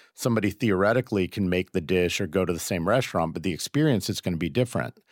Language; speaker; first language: English; native; English